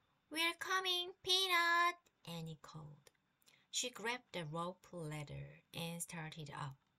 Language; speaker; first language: English; non-native, fluent; Korean